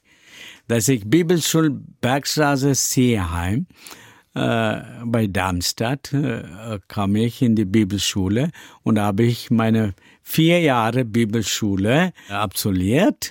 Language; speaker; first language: German; non-native, learner; Tamil